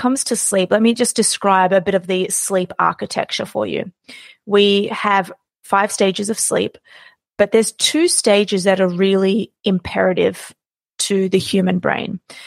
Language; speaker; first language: English; native; English